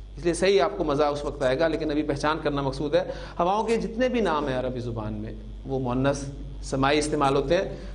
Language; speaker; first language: Urdu; native; Urdu